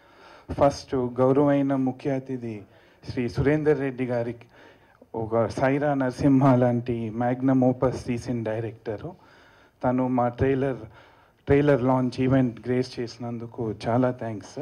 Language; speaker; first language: Telugu; native; Telugu